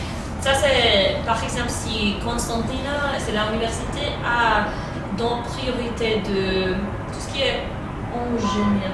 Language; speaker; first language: French; non-native, fluent; English